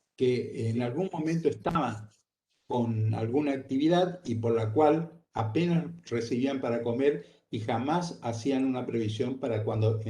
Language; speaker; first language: Spanish; native; Spanish